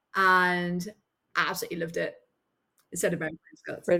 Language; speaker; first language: English; native; English